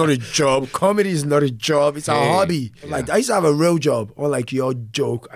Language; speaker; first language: English; early bilingual, other home language; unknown